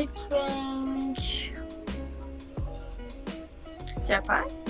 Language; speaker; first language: English; non-native, learner; Persian